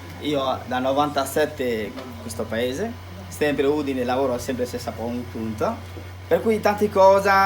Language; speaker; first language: Italian; non-native, learner; Bangla